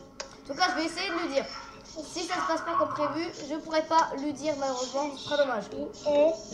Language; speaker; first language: French; native; French